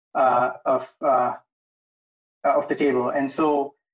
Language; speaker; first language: English; non-native, local second language; Hindi